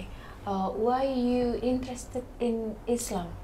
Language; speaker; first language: English; non-native, learner; Indonesian